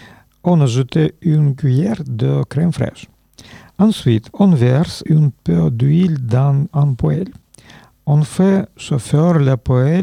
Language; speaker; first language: French; non-native, learner; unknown